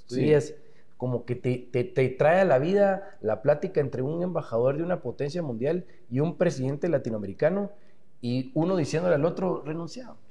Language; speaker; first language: Spanish; native; Spanish